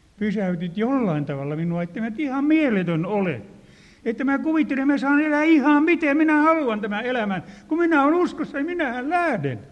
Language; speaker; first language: Finnish; native; Finnish